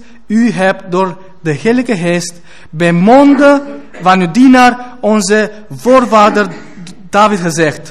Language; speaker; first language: Dutch; non-native, fluent; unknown